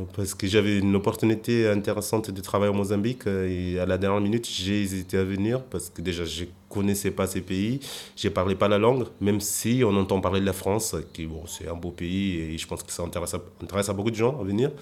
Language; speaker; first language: French; non-native, fluent; Portuguese